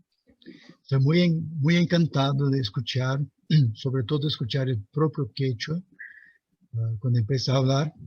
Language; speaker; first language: Spanish; non-native, fluent; Portuguese